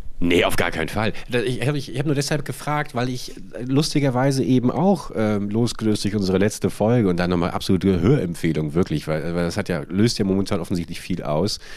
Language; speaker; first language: German; native; German